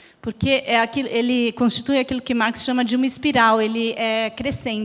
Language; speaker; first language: Portuguese; native; Portuguese